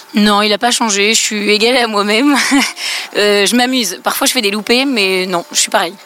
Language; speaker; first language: French; native; French